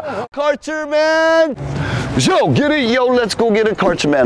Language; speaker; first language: English; early bilingual, other home language; Korean